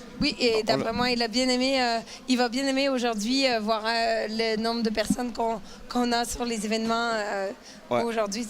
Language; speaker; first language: French; native; French